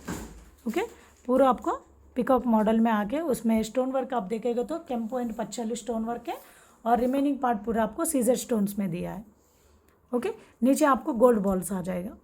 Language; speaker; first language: Hindi; non-native, local second language; Telugu